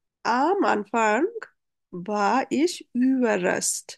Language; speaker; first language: German; non-native, fluent; Bangla